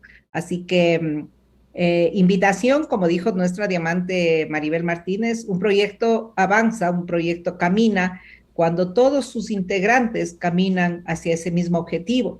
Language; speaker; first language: Spanish; native; Spanish